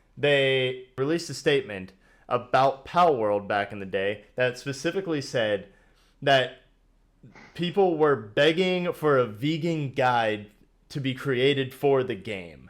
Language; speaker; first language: English; native; English